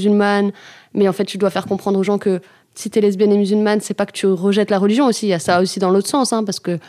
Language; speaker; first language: French; native; French